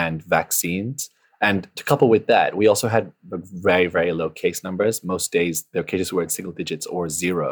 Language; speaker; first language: English; non-native, local second language; Cantonese